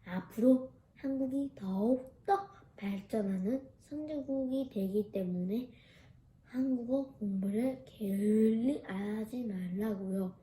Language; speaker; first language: Korean; early bilingual, heritage; Korean